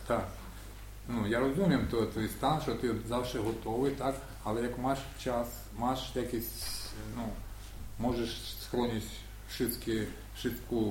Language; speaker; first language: Polish; non-native, learner; Ukrainian